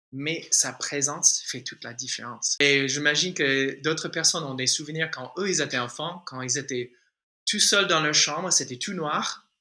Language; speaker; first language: French; non-native, fluent; English